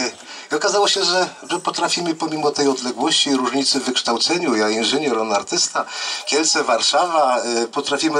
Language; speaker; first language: Polish; native; Polish